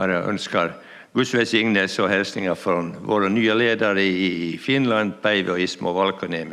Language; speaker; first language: Swedish; native; Swedish